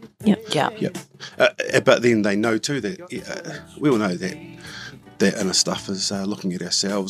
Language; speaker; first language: English; native; English